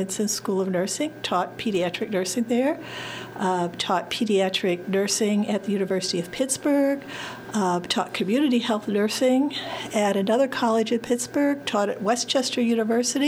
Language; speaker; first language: English; native; English